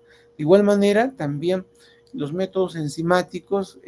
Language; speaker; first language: Spanish; native; Spanish